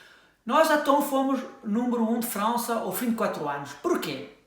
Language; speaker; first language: Portuguese; early bilingual, heritage; French